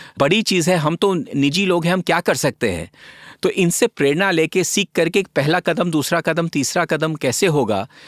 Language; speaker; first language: Hindi; native; Hindi